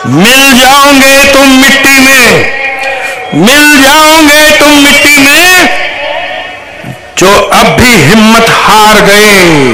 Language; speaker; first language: Hindi; non-native, local second language; Marathi